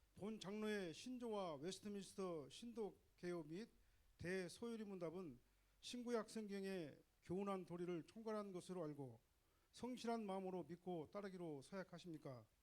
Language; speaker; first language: Korean; native; Korean